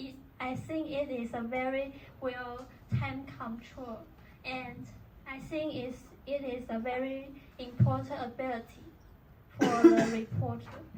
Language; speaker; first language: English; non-native, learner; Chinese